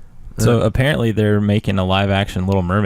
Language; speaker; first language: English; native; English